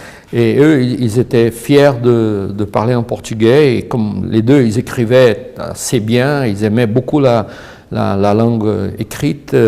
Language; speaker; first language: French; non-native, fluent; Portuguese